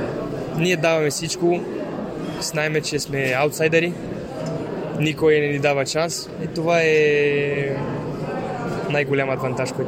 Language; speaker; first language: Bulgarian; non-native, fluent; Romanian